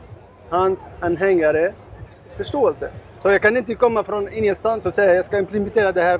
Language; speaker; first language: Swedish; non-native, learner; Arabic